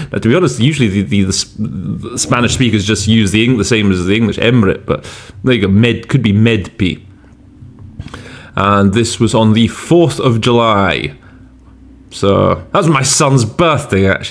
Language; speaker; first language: English; native; English